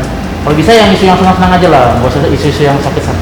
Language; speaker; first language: Indonesian; native; Indonesian